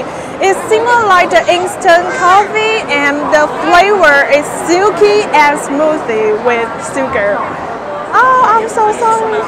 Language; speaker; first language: English; non-native, fluent; Chinese